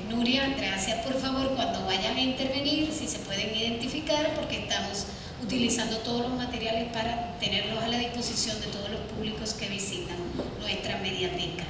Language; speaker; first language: Spanish; native; Spanish